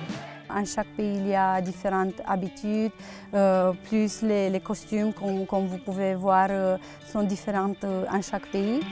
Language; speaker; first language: French; non-native, fluent; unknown